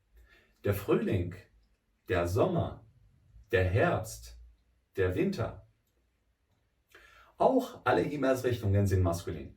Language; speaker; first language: German; non-native, fluent; Persian